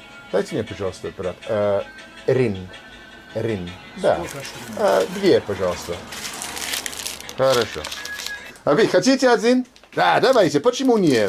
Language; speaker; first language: Russian; non-native, learner; English